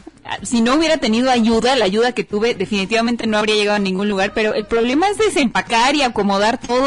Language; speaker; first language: Spanish; native; Spanish